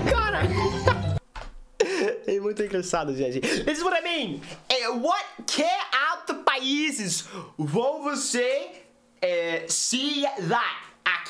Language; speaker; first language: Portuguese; non-native, learner; English